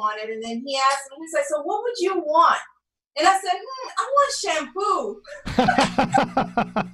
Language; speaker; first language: English; non-native, fluent; Spanish